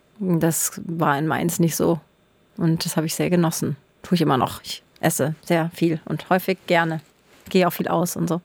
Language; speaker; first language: German; native; German